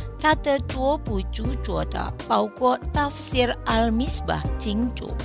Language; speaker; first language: Chinese; non-native, fluent; Indonesian